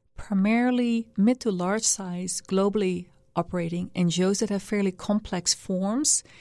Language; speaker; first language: English; non-native, fluent; Dutch